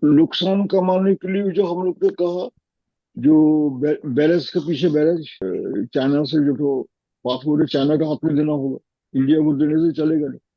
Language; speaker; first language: Hindi; non-native, fluent; Bangla